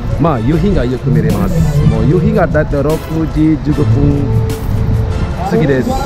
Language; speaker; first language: Japanese; non-native, fluent; Balinese